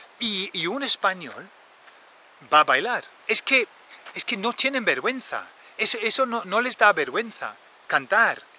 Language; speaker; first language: Spanish; non-native, fluent; English